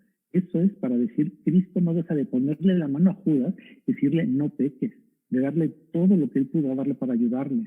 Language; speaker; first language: Spanish; native; Spanish